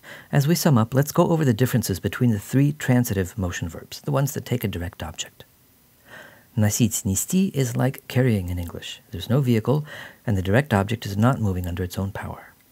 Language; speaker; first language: English; native; English